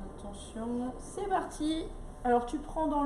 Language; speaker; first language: French; native; French